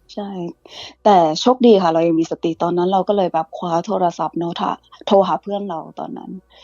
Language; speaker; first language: Thai; early bilingual, other home language; English